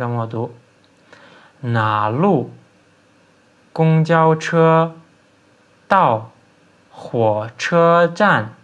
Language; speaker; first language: Chinese; non-native, fluent; Turkmen